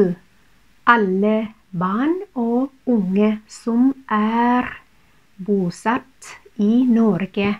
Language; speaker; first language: Norwegian; non-native, fluent; Thai